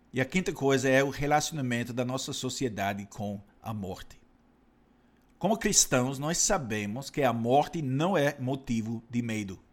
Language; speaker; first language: Portuguese; non-native, fluent; English